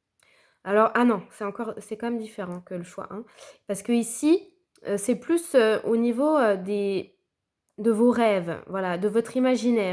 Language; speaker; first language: French; native; French